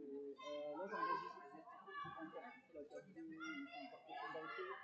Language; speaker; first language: French; native; French